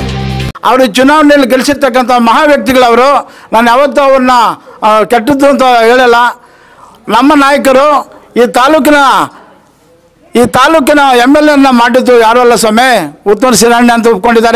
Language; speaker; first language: Kannada; native; Kannada